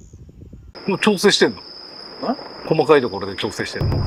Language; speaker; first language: Japanese; native; Japanese